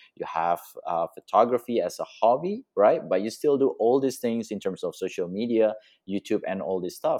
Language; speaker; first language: English; non-native, fluent; Indonesian